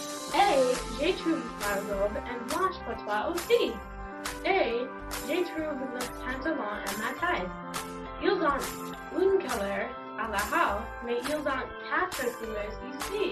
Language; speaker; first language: French; non-native, learner; English